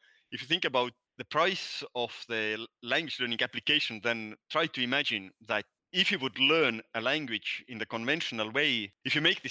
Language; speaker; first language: English; non-native, fluent; Estonian